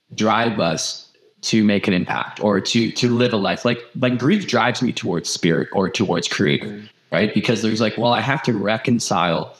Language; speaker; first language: English; native; English